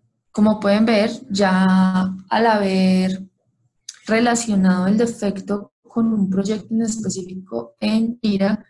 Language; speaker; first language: Spanish; native; Spanish